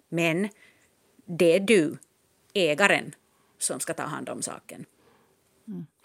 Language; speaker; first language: Swedish; non-native, local second language; Finnish